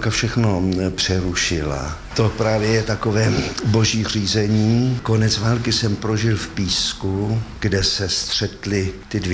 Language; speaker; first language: Czech; native; Czech